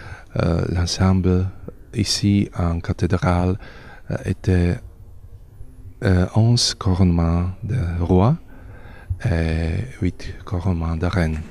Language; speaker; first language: French; non-native, learner; Slovak